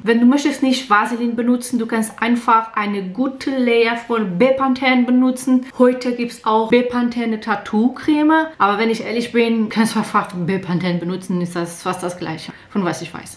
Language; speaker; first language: German; non-native, learner; Portuguese